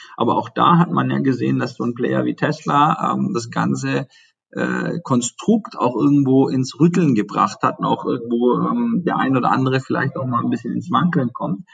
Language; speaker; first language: German; early bilingual, other home language; Turkish